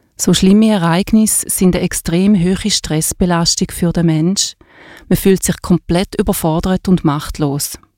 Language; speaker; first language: German; native; German